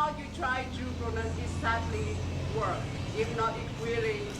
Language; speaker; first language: English; non-native, local second language; Vietnamese